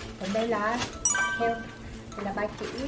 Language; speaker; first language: Vietnamese; native; Vietnamese